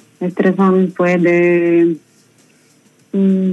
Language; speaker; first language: Spanish; non-native, learner; Russian